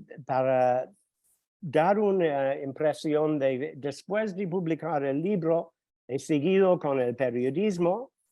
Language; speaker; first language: Spanish; non-native, fluent; English